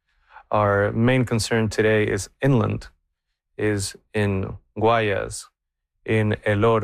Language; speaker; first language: English; non-native, fluent; Spanish